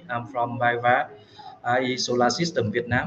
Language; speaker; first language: English; non-native, fluent; Vietnamese